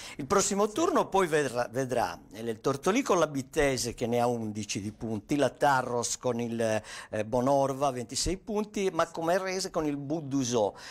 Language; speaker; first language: Italian; native; Italian